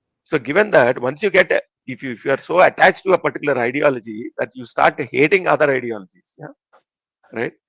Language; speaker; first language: English; non-native, local second language; Telugu